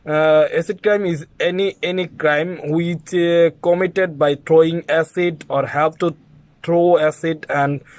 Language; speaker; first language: English; non-native, learner; Bangla